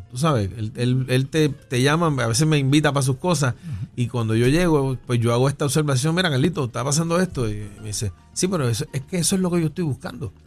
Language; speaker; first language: Spanish; native; Spanish